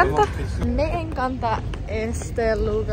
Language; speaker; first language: Spanish; non-native, learner; Finnish